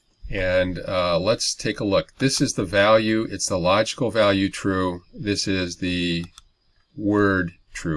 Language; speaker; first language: English; native; English